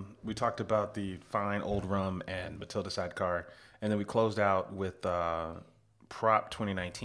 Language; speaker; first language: English; native; English